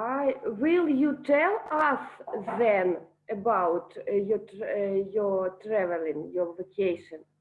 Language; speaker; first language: English; non-native, learner; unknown